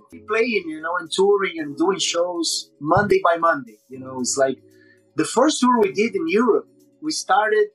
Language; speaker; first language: English; non-native, fluent; Portuguese